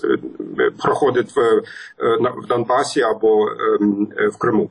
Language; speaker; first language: Ukrainian; non-native, fluent; German